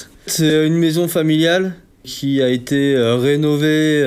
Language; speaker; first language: French; native; French